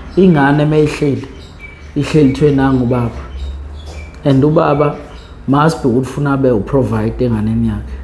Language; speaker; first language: Zulu; native; Zulu